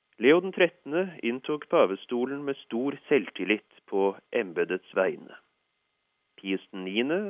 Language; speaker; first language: Norwegian; native; Norwegian